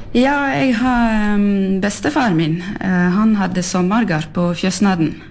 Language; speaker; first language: Norwegian; early bilingual, heritage; French